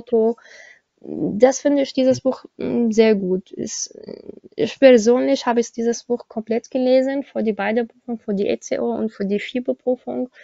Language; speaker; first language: German; non-native, learner; Arabic